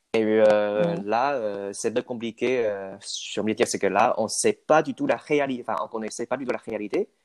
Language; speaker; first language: French; non-native, fluent; Chinese